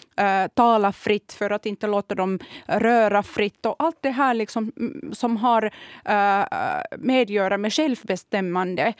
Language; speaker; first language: Swedish; non-native, fluent; Kurdish